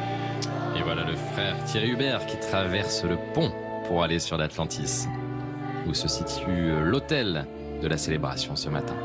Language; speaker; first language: French; native; French